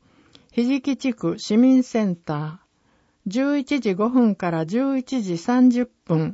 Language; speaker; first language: Japanese; native; Japanese